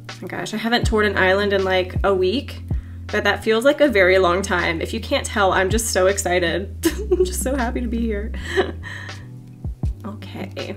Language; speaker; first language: English; native; English